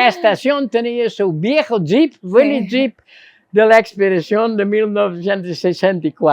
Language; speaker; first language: Spanish; non-native, fluent; Dutch